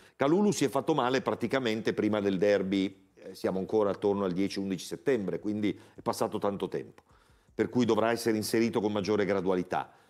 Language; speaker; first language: Italian; native; Italian